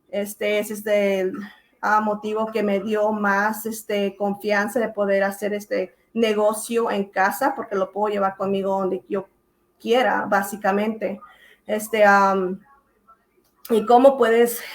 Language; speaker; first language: Spanish; early bilingual, heritage; Spanish